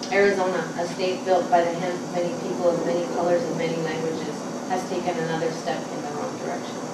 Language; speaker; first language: English; native; English